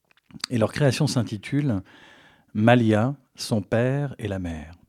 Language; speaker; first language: French; native; French